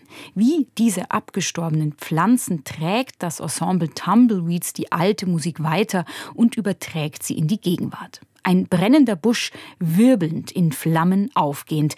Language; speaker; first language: German; native; German